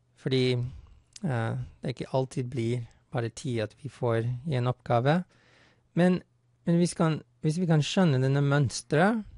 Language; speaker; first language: Norwegian; non-native, fluent; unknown